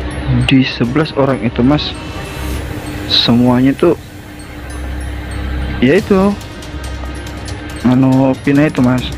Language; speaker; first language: Indonesian; native; Indonesian